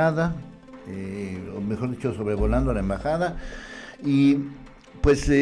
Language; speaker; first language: Spanish; native; Spanish